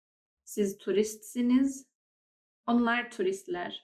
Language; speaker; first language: Turkish; non-native, fluent; English